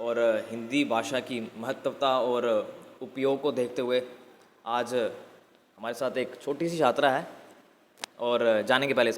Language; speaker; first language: Hindi; native; Hindi